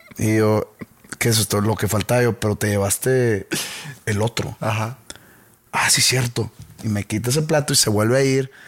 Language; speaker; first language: Spanish; native; Spanish